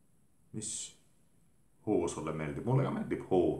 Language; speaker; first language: Estonian; non-native, fluent; Finnish